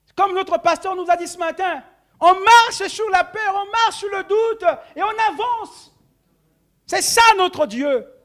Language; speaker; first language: French; non-native, local second language; Sango